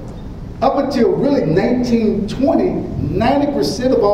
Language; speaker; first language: English; native; English